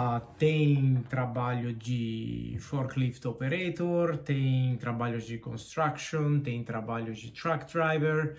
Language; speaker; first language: Portuguese; non-native, fluent; Spanish